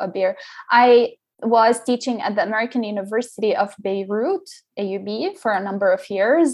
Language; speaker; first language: English; non-native, local second language; Arabic